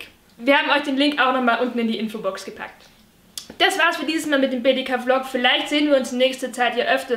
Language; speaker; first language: German; native; German